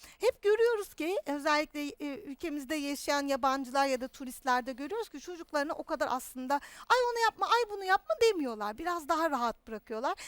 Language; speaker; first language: Turkish; native; Turkish